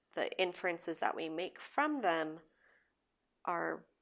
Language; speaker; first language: English; native; English